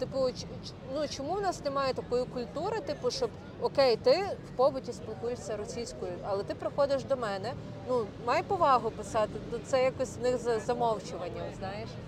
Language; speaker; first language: Ukrainian; non-native, local second language; Russian